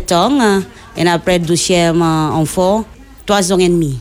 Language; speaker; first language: French; non-native, learner; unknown